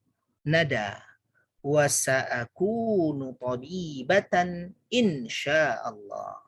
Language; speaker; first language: Arabic; non-native, fluent; Indonesian